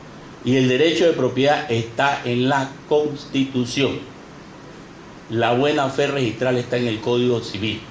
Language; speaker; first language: Spanish; native; Spanish